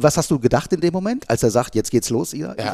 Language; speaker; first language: German; native; German